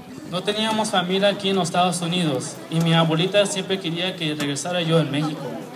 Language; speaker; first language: Spanish; early bilingual, other home language; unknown